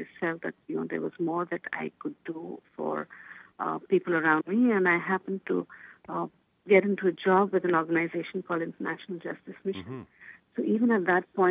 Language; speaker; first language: English; non-native, local second language; Bangla